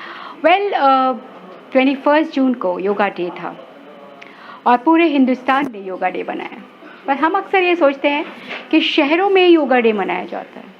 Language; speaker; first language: Hindi; native; Hindi